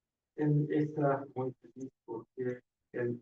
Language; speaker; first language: Spanish; non-native, learner; English